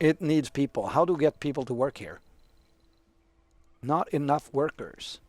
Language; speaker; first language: English; non-native, fluent; Swedish